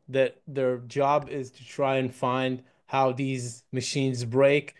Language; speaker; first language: English; non-native, fluent; Hebrew